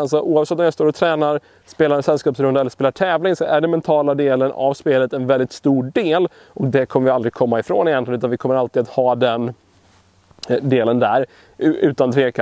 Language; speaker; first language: Swedish; native; Swedish